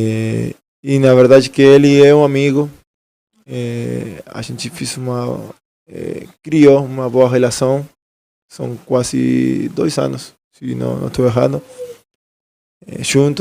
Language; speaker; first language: Portuguese; non-native, fluent; Spanish